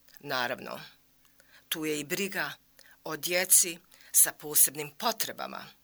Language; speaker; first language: Bosnian; native; Bosnian